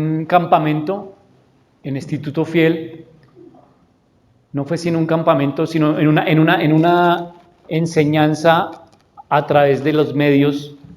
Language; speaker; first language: Spanish; native; Spanish